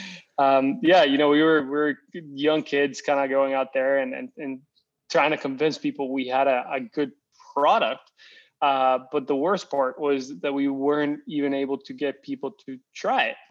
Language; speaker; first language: English; non-native, fluent; Spanish